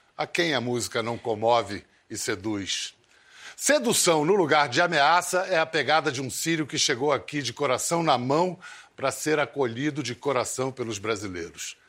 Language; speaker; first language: Portuguese; native; Portuguese